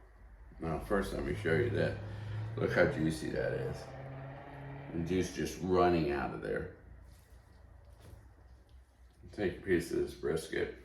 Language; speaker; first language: English; native; English